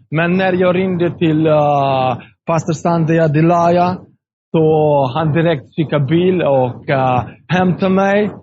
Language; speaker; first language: Swedish; non-native, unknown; Russian